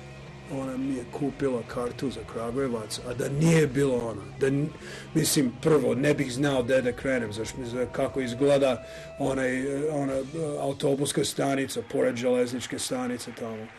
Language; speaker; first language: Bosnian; non-native, learner; English